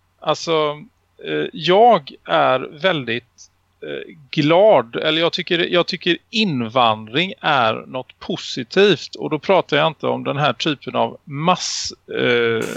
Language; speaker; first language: Swedish; native; Swedish